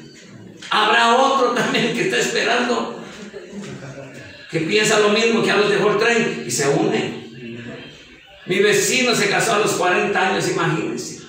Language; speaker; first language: Spanish; native; Spanish